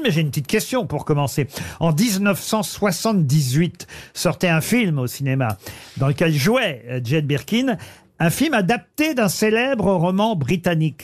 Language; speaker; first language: French; native; French